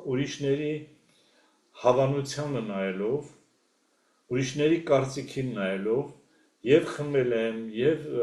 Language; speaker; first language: Armenian; native; Armenian